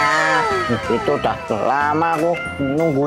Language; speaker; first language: Indonesian; native; Indonesian